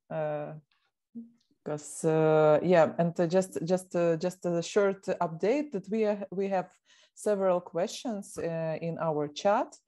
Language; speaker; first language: English; non-native, fluent; Ukrainian